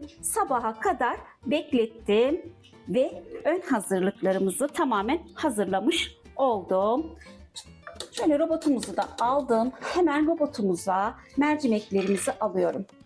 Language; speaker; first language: Turkish; native; Turkish